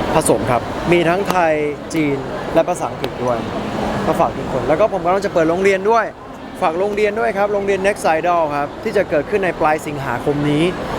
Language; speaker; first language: Thai; early bilingual, heritage; Thai